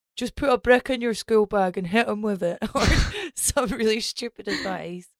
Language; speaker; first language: English; native; English